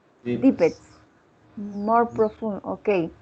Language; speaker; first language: English; non-native, learner; Spanish